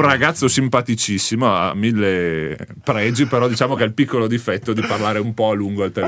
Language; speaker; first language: Italian; native; Italian